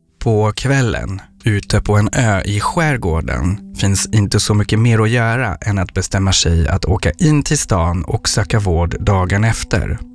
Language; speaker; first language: Swedish; non-native, fluent; French